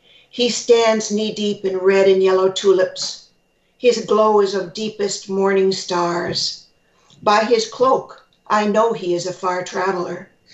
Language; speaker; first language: English; native; English